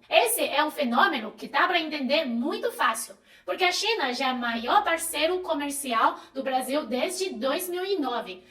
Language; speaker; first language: Portuguese; non-native, fluent; Chinese